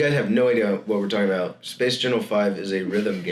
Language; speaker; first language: English; native; English